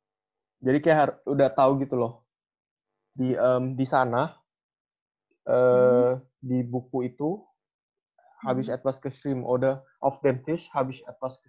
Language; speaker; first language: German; non-native, fluent; Indonesian